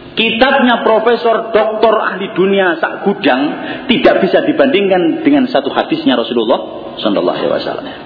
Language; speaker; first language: Indonesian; non-native, local second language; Javanese